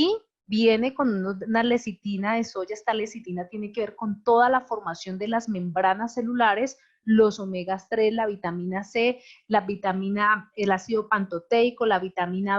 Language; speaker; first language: Spanish; native; Spanish